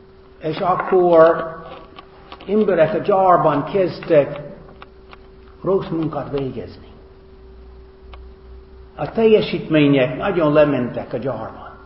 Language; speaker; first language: Hungarian; non-native, fluent; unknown